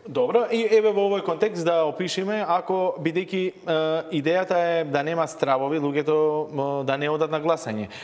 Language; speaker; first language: Macedonian; non-native, local second language; Albanian